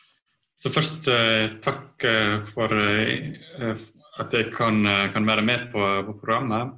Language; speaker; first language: Norwegian; non-native, fluent; Estonian